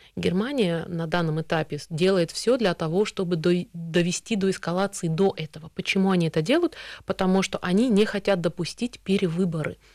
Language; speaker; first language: Russian; early bilingual, heritage; Russian